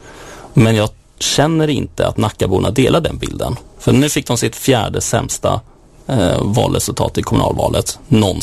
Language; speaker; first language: Swedish; native; Swedish